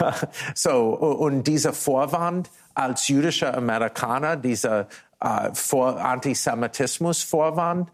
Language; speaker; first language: German; non-native, fluent; English